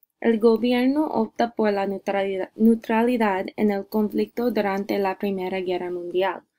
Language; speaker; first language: Spanish; non-native, learner; English